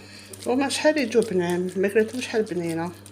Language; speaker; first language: Arabic; native; Arabic